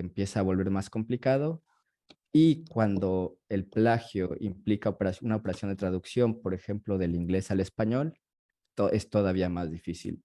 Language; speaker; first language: Spanish; native; Spanish